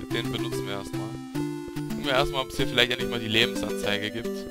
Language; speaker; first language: German; native; German